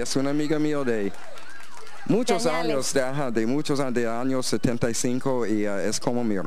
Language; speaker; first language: Spanish; non-native, fluent; English